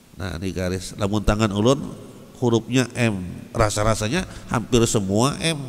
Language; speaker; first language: Indonesian; non-native, local second language; Banjar